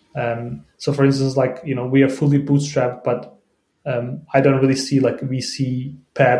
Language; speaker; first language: English; non-native, fluent; Bosnian